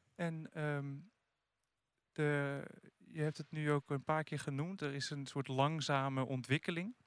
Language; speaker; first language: Dutch; native; Dutch